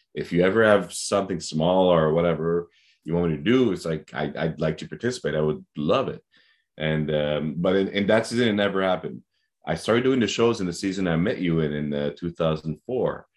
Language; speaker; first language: English; non-native, fluent; French